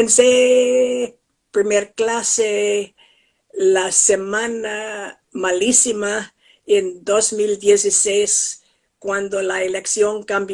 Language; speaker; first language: Spanish; non-native, fluent; English